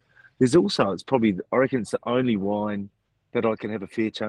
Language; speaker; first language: English; native; English